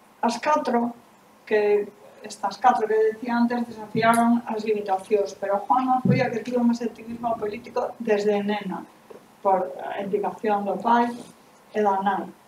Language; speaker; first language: Galician; non-native, local second language; Spanish